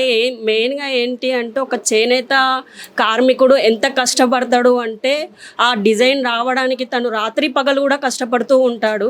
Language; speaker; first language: Telugu; native; Telugu